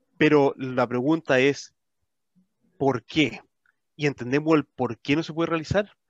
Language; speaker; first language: Spanish; early bilingual, heritage; Spanish